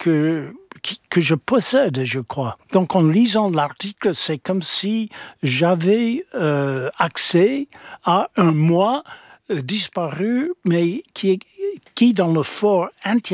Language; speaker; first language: French; non-native, fluent; English